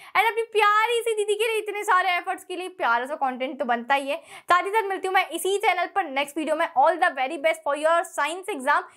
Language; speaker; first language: Hindi; native; Hindi